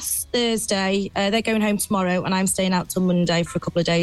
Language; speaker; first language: English; native; English